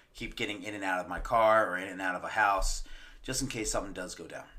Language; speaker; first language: English; native; English